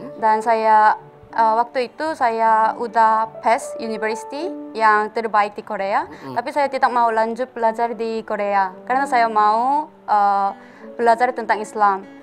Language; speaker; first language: Indonesian; non-native, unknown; Korean